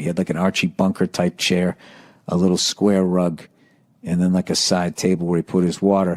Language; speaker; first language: English; native; English